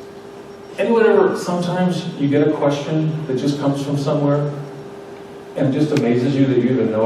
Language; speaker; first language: English; native; English